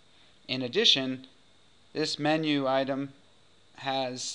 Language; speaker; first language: English; native; English